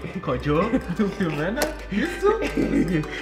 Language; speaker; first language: German; non-native, fluent; Ewe